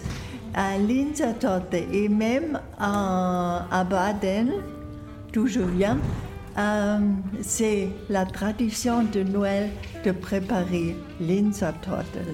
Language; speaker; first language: French; non-native, learner; German